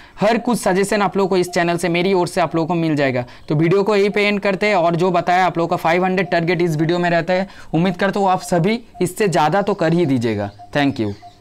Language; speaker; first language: Hindi; non-native, local second language; Bangla